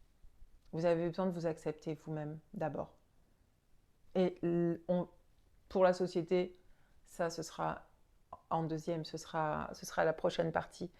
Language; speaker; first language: French; native; French